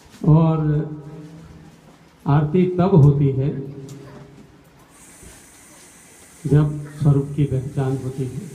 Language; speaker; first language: Hindi; non-native, local second language; Gujarati